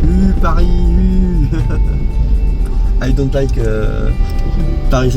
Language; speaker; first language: English; non-native, learner; French